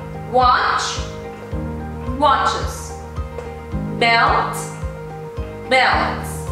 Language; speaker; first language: English; non-native, fluent; Spanish